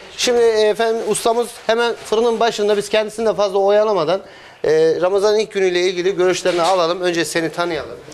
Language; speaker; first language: Turkish; native; Turkish